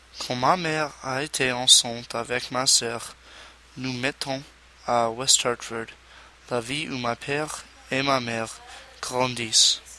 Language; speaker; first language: French; non-native, learner; English